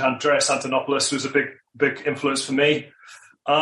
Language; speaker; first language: English; native; English